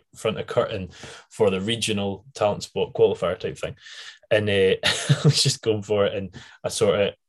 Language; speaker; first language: English; native; English